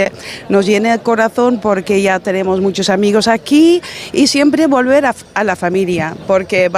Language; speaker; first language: Spanish; non-native, fluent; Dutch